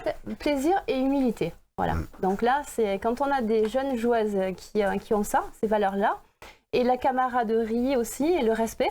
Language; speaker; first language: French; native; French